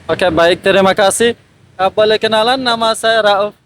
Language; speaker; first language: Indonesian; non-native, fluent; Persian